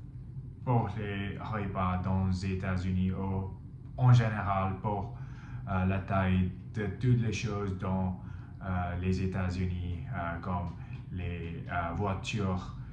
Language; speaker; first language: French; non-native, fluent; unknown